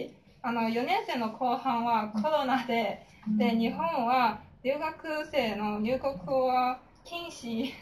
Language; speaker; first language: Japanese; non-native, fluent; Chinese